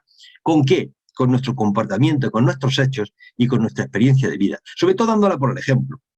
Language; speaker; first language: Spanish; native; Spanish